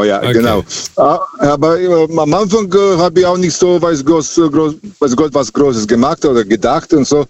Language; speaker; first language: German; native; German